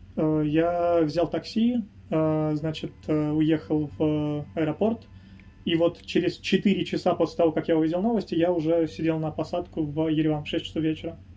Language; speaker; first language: Russian; native; Russian